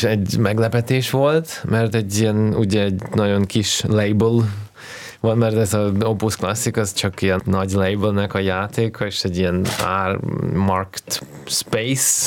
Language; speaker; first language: Hungarian; non-native, fluent; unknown